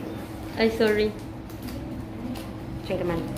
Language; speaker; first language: Korean; non-native, learner; Cebuano